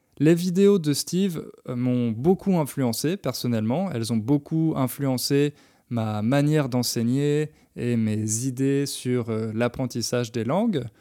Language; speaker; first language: French; native; French